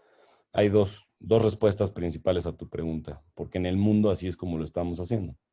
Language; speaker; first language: Spanish; native; Spanish